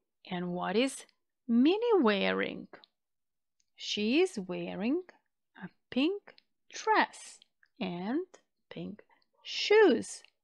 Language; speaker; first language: English; non-native, fluent; Macedonian